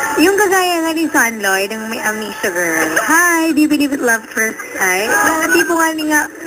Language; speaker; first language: Filipino; non-native, local second language; Waray